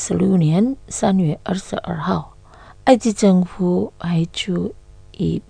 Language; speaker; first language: Chinese; non-native, learner; Indonesian